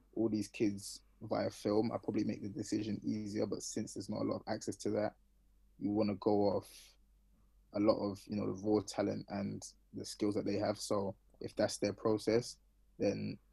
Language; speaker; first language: English; native; English